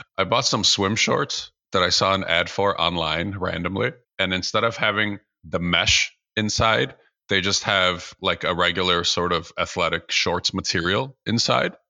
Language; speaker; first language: English; early bilingual, other home language; Russian